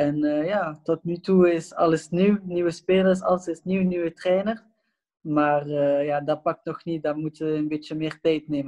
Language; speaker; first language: Dutch; non-native, local second language; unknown